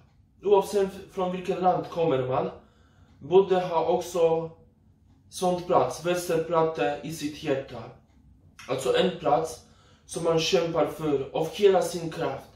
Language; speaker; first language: Swedish; non-native, fluent; Polish